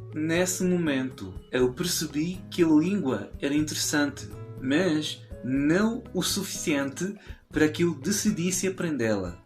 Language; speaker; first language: Portuguese; non-native, fluent; Spanish